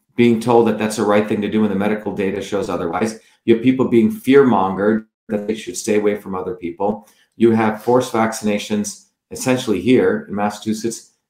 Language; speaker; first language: English; non-native, local second language; Tamil